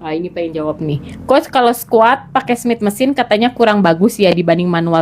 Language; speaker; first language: Indonesian; native; Indonesian